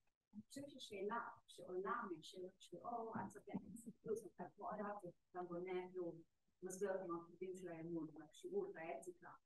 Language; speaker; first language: Hebrew; native; Hebrew